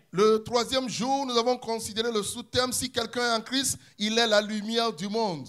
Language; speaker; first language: French; non-native, local second language; Ewe